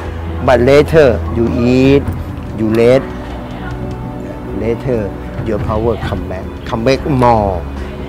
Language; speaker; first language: English; non-native, learner; Thai